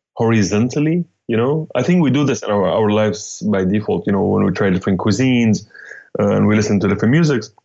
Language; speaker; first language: English; non-native, fluent; Arabic